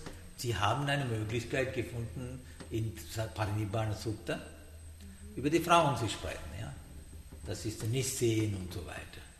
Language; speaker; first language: German; non-native, learner; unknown